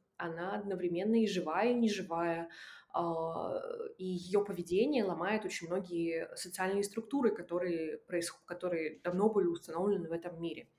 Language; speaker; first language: Russian; native; Russian